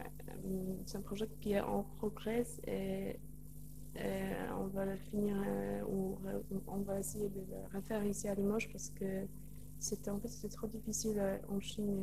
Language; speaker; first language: French; non-native, learner; Polish